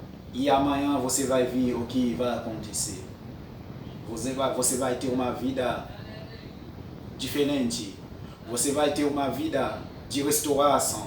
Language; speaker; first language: Portuguese; non-native, fluent; French